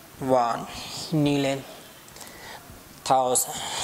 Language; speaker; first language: English; non-native, local second language; Hindi